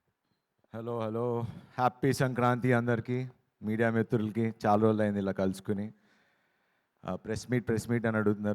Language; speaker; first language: Telugu; native; Telugu